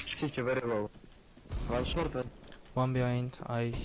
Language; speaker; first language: English; non-native, learner; Turkish